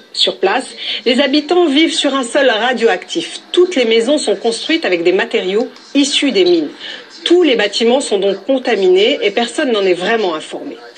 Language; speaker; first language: French; native; French